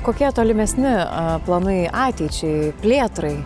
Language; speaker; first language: Lithuanian; native; Lithuanian